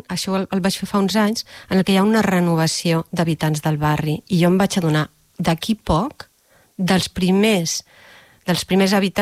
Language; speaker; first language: Catalan; native; Catalan